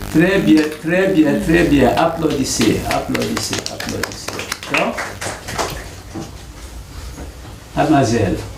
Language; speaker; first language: French; non-native, fluent; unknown